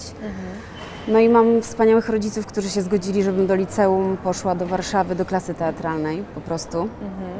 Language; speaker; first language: Polish; native; Polish